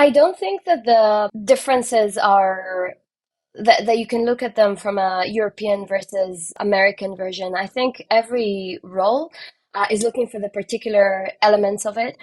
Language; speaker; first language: English; non-native, fluent; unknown